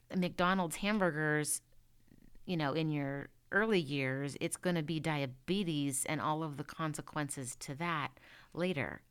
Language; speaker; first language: English; native; English